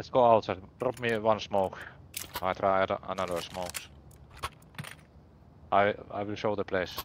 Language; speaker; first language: English; non-native, learner; Finnish